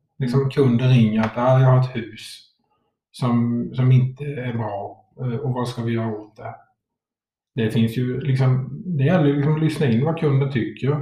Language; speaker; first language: Swedish; native; Swedish